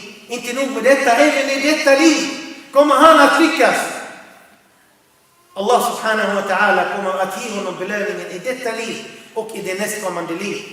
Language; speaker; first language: Swedish; non-native, fluent; Arabic